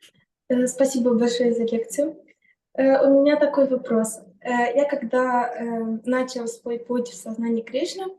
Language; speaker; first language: Russian; non-native, fluent; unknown